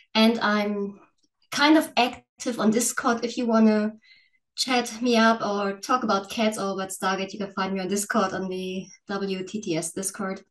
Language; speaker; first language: English; non-native, fluent; German